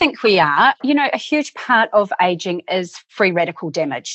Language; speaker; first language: English; native; English